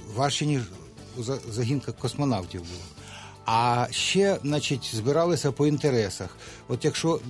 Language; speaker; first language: Ukrainian; native; Ukrainian